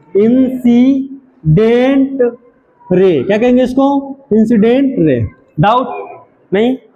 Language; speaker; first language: Hindi; native; Hindi